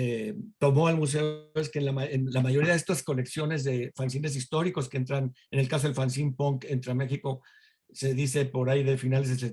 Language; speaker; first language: Spanish; native; Spanish